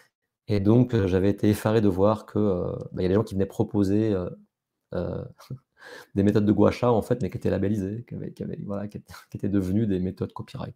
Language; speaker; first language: French; native; French